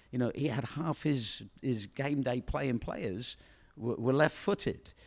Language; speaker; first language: English; native; English